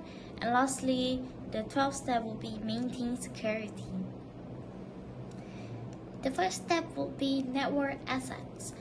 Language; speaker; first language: English; non-native, local second language; Malay